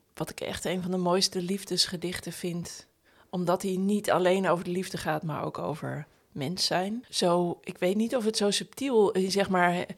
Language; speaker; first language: Dutch; native; Dutch